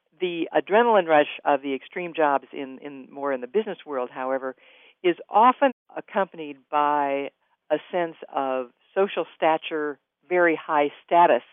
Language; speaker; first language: English; native; English